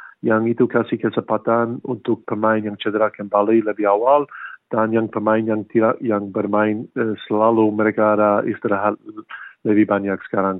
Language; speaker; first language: Indonesian; early bilingual, heritage; English